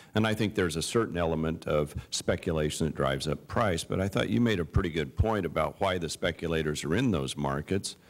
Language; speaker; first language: English; native; English